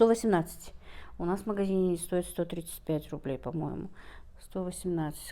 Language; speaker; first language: Russian; non-native, local second language; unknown